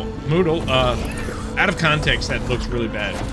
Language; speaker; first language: English; native; English